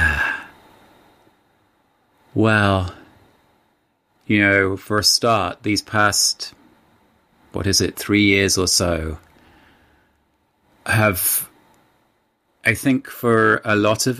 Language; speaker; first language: English; native; English